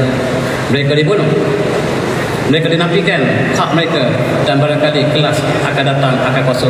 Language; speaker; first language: Malay; native; Malay